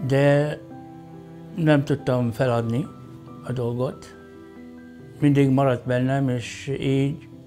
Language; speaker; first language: Hungarian; non-native, fluent; Arabic